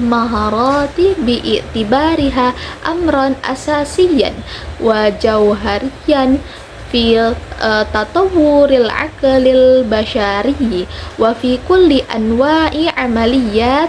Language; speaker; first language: Arabic; non-native, learner; Indonesian